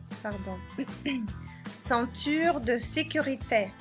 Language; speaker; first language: French; non-native, fluent; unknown